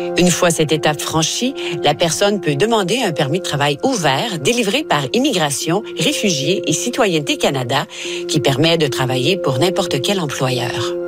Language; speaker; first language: French; native; French